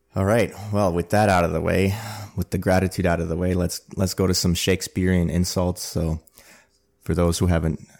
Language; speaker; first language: English; early bilingual, other home language; Armenian